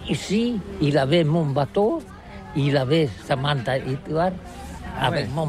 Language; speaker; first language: French; non-native, learner; Catalan